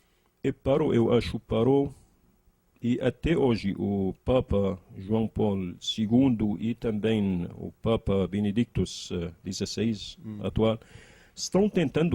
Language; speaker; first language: Portuguese; non-native, learner; Arabic